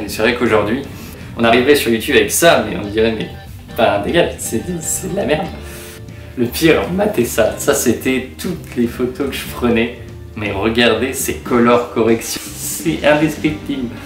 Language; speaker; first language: French; native; French